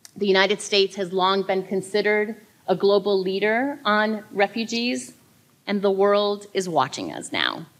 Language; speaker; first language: English; early bilingual, other home language; Spanish